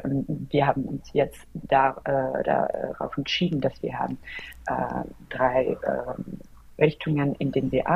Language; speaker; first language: German; non-native, fluent; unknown